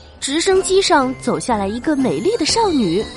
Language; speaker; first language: Chinese; native; Chinese